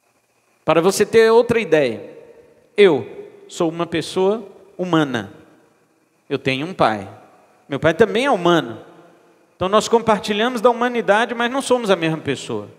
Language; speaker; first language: Portuguese; native; Portuguese